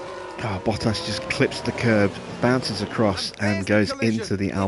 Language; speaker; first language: English; native; English